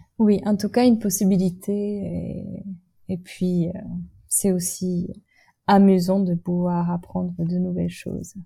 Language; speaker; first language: French; non-native, fluent; Czech